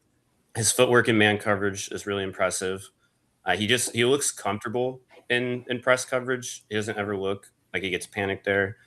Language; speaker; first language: English; native; English